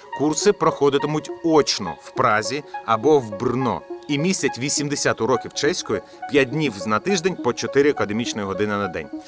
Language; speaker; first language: Ukrainian; native; Ukrainian